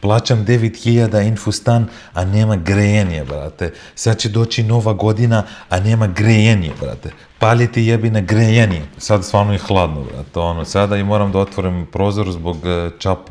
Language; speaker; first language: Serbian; non-native, learner; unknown